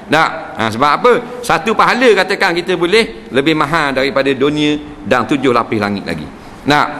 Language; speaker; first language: Malay; native; Malay